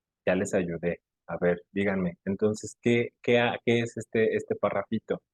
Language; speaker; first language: Spanish; native; Spanish